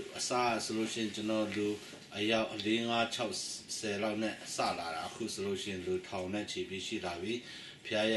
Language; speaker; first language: Burmese; non-native, local second language; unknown